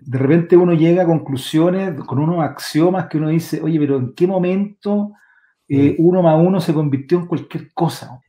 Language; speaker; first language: Spanish; native; Spanish